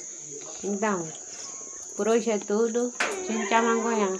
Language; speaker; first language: Portuguese; non-native, local second language; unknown